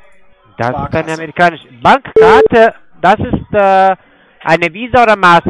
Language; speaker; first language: German; non-native, fluent; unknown